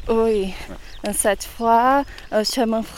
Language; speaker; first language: French; non-native, learner; Portuguese